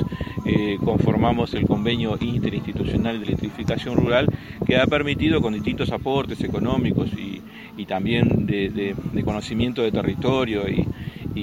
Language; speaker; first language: Spanish; native; Spanish